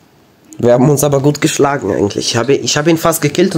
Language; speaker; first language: German; native; German